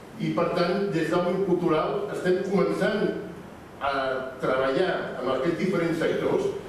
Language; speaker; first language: Catalan; native; Catalan